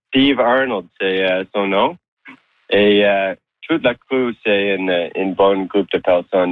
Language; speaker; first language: French; non-native, local second language; English